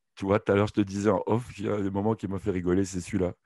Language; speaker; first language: French; native; French